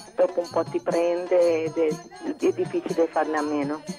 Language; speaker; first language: Italian; non-native, fluent; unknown